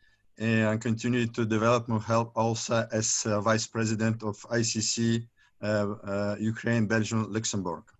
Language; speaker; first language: English; non-native, learner; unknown